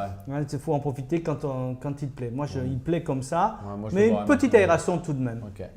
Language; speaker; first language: French; native; French